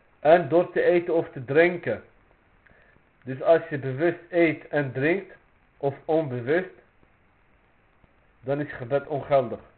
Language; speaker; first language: Dutch; early bilingual, other home language; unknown